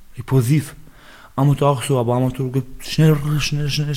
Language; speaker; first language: German; non-native, learner; Baluchi